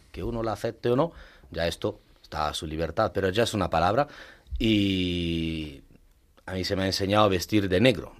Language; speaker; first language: Spanish; non-native, fluent; Italian